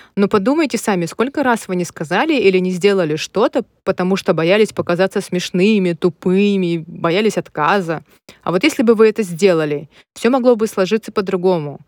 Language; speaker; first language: Russian; native; Russian